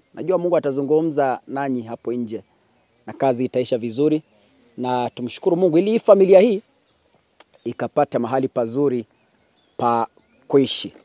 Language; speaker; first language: Swahili; non-native, local second language; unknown